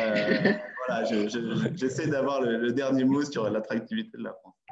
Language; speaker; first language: French; native; French